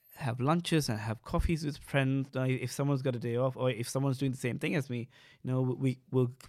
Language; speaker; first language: English; non-native, local second language; Sinhala